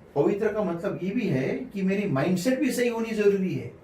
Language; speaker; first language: Hindi; non-native, local second language; Marathi